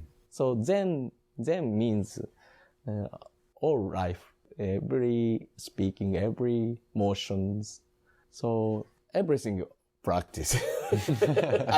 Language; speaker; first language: English; non-native, learner; Japanese